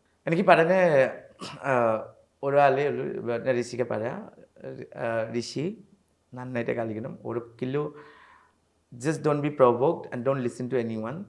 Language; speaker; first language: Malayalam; non-native, learner; Assamese